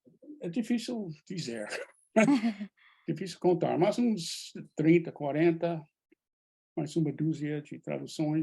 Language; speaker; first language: Portuguese; non-native, fluent; English